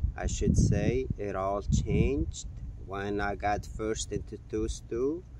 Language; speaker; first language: English; non-native, fluent; Mongolian